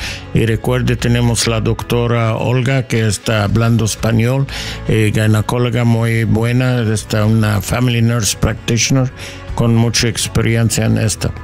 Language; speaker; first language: Spanish; non-native, learner; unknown